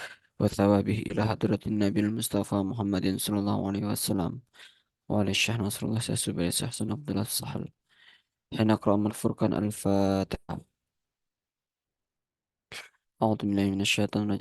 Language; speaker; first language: Arabic; non-native, fluent; Indonesian